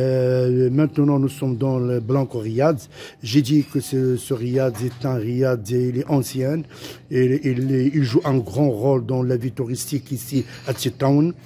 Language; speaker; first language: French; non-native, local second language; Arabic